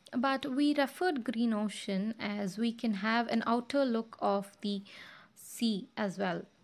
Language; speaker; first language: English; non-native, local second language; Kannada